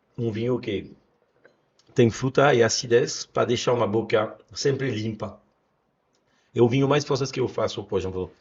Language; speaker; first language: Portuguese; non-native, fluent; French